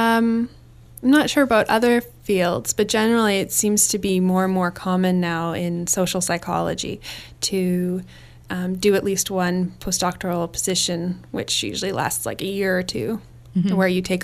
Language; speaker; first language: English; native; English